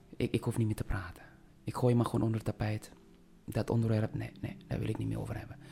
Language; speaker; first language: Dutch; non-native, fluent; Indonesian